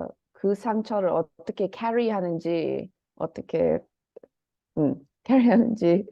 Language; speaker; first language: Korean; early bilingual, heritage; Korean